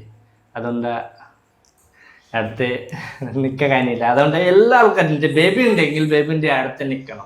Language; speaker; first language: Malayalam; non-native, learner; Hindi